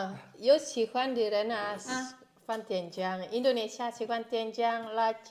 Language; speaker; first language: Chinese; non-native, learner; Indonesian